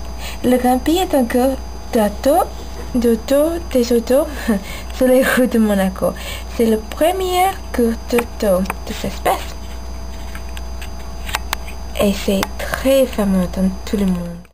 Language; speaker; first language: French; non-native, learner; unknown